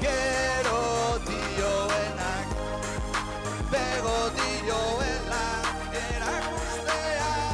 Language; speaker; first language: Basque; native; Basque